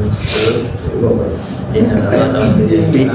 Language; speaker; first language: English; non-native, learner; Malay